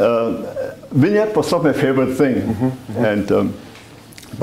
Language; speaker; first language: English; non-native, fluent; German